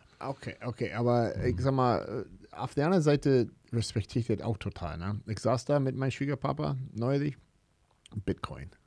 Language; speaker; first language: German; non-native, fluent; English